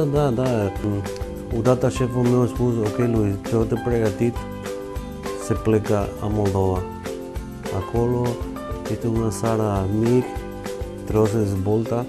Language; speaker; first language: Romanian; non-native, learner; Spanish